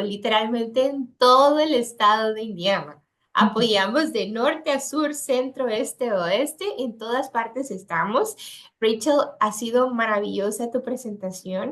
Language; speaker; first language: Spanish; native; Spanish